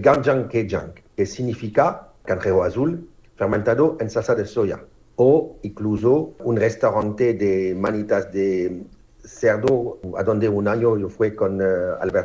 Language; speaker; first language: Spanish; non-native, fluent; French